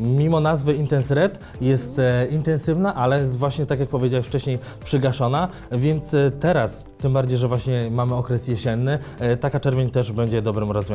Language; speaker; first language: Polish; native; Polish